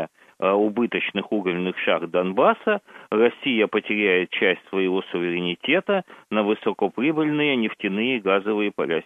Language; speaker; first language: Russian; native; Russian